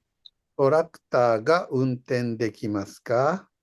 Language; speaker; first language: Japanese; non-native, fluent; Indonesian